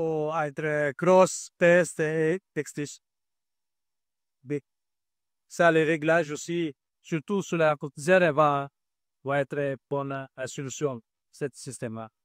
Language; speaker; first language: French; non-native, learner; Italian